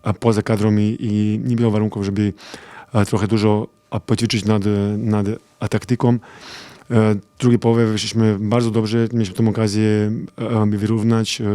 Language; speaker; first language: Polish; non-native, fluent; Serbian